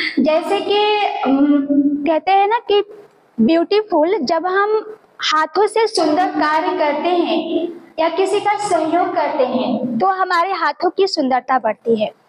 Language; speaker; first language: Hindi; native; Hindi